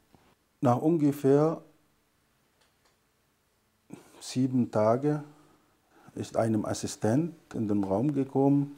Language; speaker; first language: German; non-native, fluent; Arabic